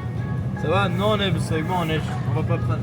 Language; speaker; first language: French; early bilingual, other home language; Armenian